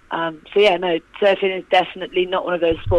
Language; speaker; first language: English; native; English